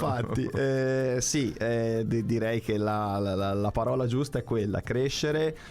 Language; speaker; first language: Italian; native; Italian